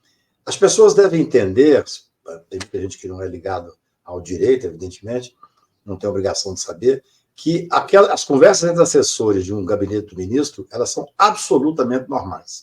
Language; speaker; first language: Portuguese; native; Portuguese